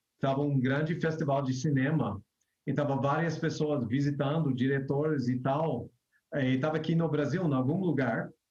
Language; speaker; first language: Portuguese; non-native, fluent; English